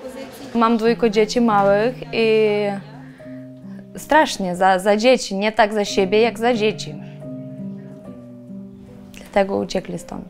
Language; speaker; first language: Polish; non-native, learner; Ukrainian